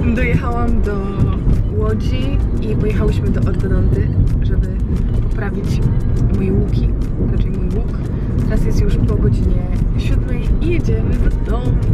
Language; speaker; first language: Polish; native; Polish